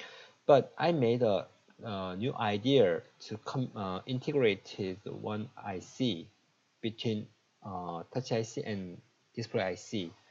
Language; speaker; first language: English; non-native, learner; Korean